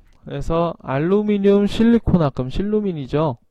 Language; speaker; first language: Korean; native; Korean